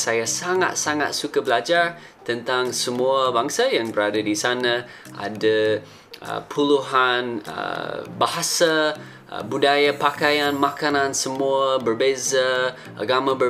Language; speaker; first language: Indonesian; non-native, fluent; English